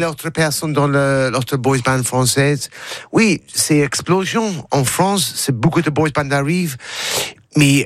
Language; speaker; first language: French; non-native, learner; English